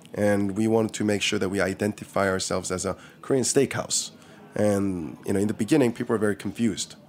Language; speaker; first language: English; early bilingual, other home language; Korean